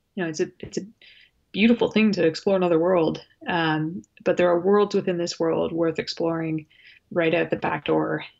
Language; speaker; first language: English; native; English